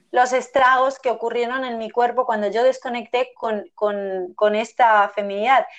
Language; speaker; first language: Spanish; early bilingual, other home language; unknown